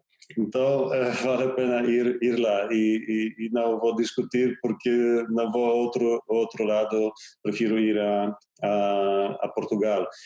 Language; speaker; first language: Portuguese; non-native, fluent; Polish